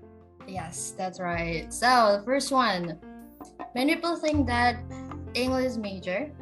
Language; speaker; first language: English; non-native, fluent; Indonesian